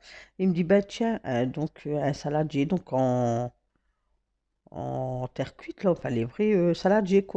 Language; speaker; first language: French; native; French